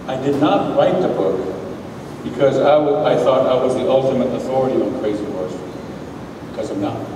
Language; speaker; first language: English; native; English